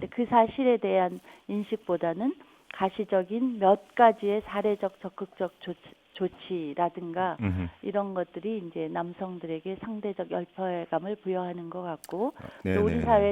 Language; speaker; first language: Korean; native; Korean